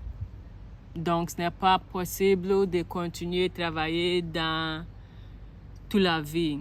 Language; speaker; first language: French; non-native, learner; Akan